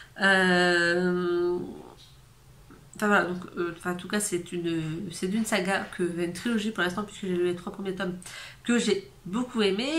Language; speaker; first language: French; native; French